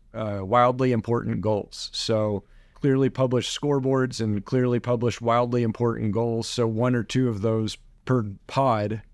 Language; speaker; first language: English; native; English